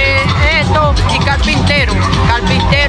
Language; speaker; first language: Spanish; native; Spanish